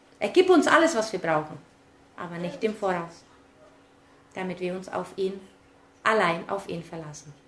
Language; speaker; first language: German; early bilingual, other home language; Czech